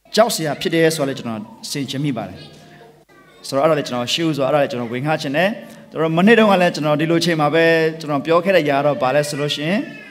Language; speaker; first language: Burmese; non-native, local second language; Tedim Chin